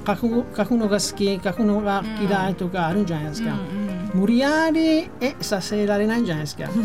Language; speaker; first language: Japanese; non-native, fluent; Italian